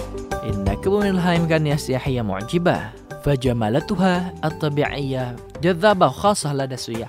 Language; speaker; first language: Arabic; non-native, fluent; Indonesian